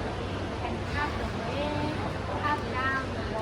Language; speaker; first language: English; non-native, learner; Thai